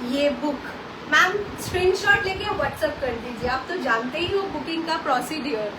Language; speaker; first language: Hindi; non-native, local second language; Bangla